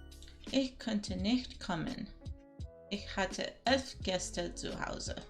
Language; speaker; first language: German; non-native, learner; Spanish